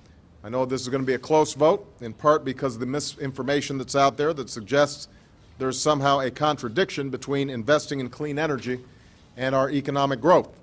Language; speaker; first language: English; native; English